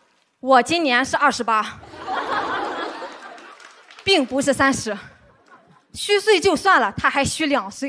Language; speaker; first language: Chinese; native; Chinese